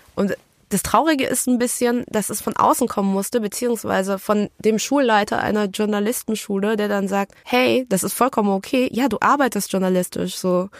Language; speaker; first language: German; early bilingual, other home language; Vietnamese